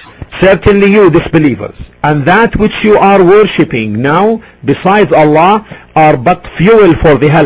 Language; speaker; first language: English; non-native, fluent; Arabic